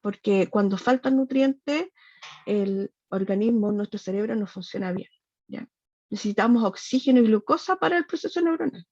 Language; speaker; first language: Spanish; native; Spanish